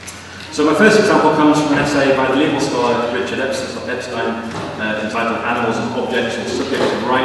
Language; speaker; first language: English; native; English